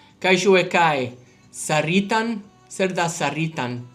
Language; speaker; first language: Basque; non-native, learner; English